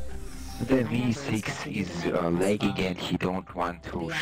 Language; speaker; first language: English; non-native, learner; German